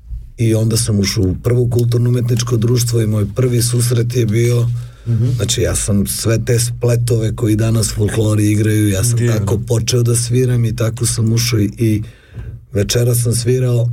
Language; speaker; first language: Serbian; native; Serbian